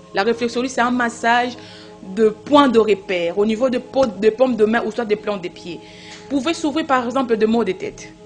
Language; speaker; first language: French; non-native, local second language; Lingala